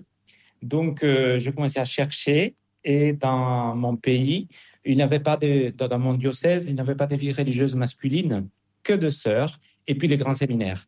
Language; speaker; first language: French; non-native, fluent; Spanish